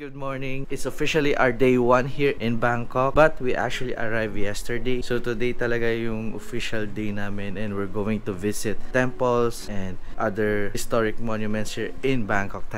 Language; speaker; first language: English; non-native, local second language; Filipino